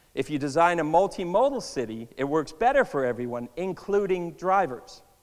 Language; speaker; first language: English; native; English